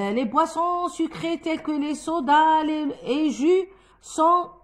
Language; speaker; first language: French; non-native, local second language; Arabic